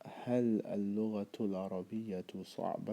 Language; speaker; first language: Arabic; non-native, fluent; English